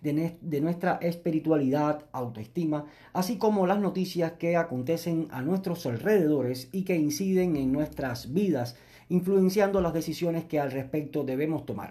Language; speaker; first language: Spanish; native; Spanish